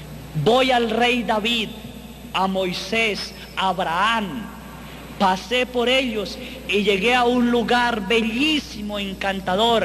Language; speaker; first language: Spanish; native; Spanish